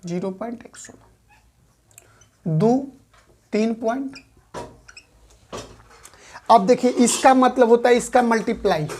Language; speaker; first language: Hindi; native; Hindi